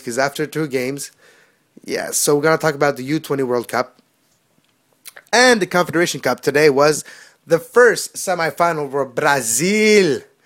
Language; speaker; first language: English; non-native, local second language; French